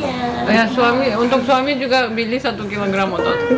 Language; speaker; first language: Indonesian; non-native, learner; Russian